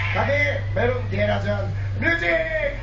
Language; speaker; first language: Filipino; non-native, learner; Korean